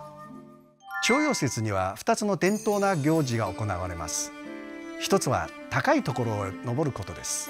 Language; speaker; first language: Japanese; non-native, fluent; Chinese